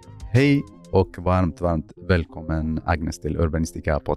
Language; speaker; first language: Swedish; non-native, fluent; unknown